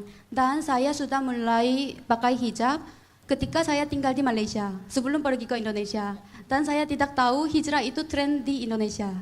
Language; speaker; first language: Indonesian; non-native, fluent; Korean